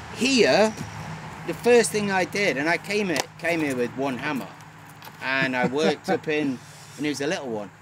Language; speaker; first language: English; native; English